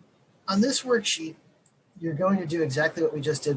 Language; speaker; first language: English; native; English